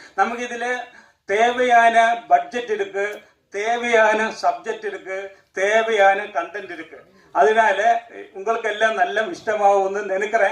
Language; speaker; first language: Tamil; non-native, local second language; Malayalam